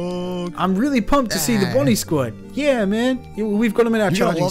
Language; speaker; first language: English; native; English